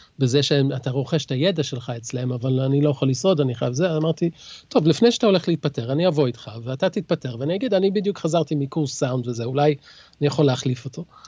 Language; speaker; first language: Hebrew; early bilingual, other home language; English